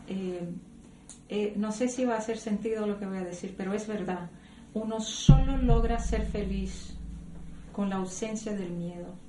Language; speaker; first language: Spanish; non-native, fluent; Portuguese